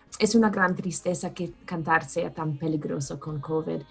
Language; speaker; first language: Spanish; non-native, fluent; English